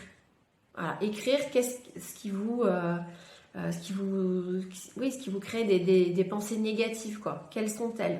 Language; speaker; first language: French; native; French